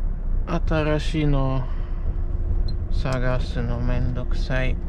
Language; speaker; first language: Japanese; non-native, fluent; Polish